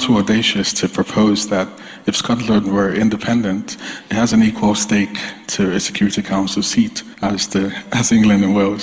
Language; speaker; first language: English; non-native, local second language; Yoruba